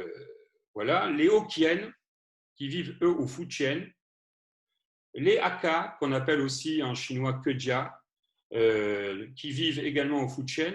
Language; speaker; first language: French; native; French